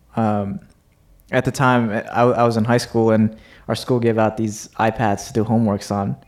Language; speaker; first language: English; early bilingual, other home language; Uzbek